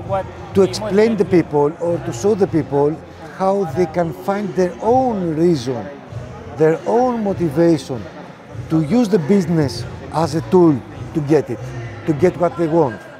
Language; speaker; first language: English; non-native, fluent; Greek